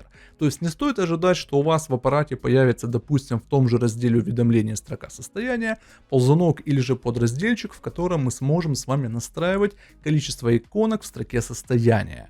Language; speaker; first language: Russian; native; Russian